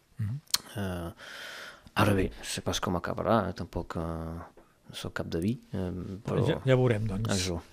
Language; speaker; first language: Catalan; non-native, local second language; French